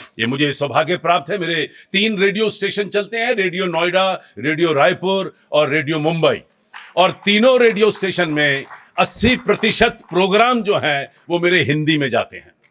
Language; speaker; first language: Hindi; native; Hindi